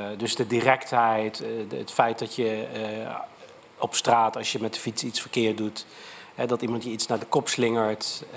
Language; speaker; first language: Dutch; native; Dutch